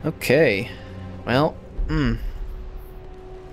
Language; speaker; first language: English; native; English